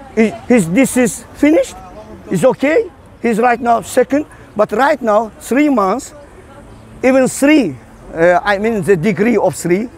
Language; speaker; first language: English; non-native, learner; Azerbaijani